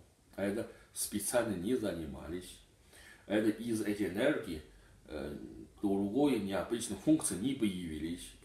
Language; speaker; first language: Russian; non-native, learner; Chinese